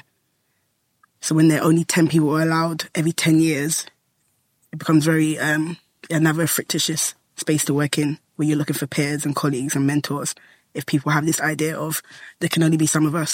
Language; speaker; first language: English; native; English